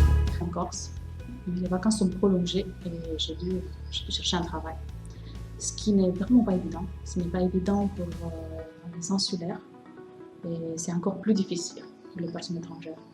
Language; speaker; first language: French; non-native, fluent; Romanian